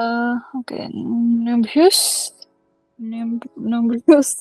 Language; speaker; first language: French; non-native, learner; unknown